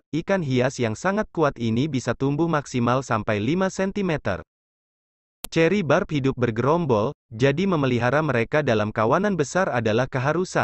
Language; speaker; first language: Indonesian; native; Indonesian